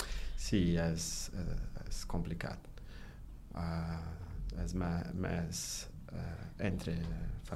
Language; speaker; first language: Catalan; non-native, learner; Portuguese